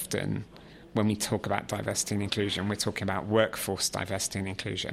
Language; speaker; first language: English; native; English